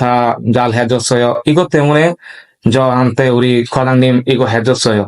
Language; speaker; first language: Korean; non-native, learner; Bangla